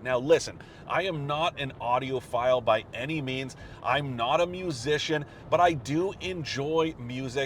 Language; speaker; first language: English; native; English